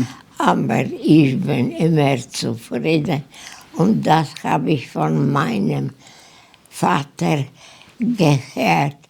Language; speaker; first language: German; non-native, learner; Polish